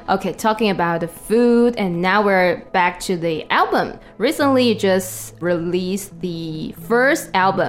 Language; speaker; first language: English; non-native, fluent; Chinese